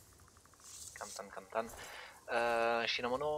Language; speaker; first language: Japanese; non-native, learner; French